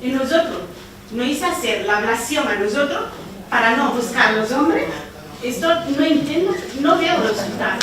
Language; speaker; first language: Spanish; non-native, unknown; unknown